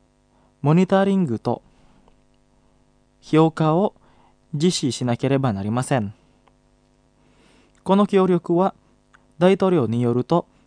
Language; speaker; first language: Japanese; non-native, fluent; Indonesian